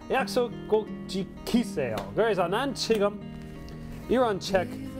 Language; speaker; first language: Korean; non-native, fluent; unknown